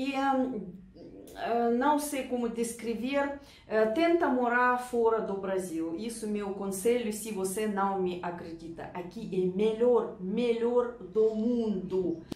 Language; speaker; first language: Portuguese; non-native, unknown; Russian